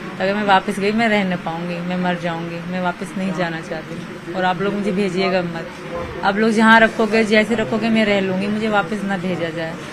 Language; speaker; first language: Urdu; non-native, local second language; Sindhi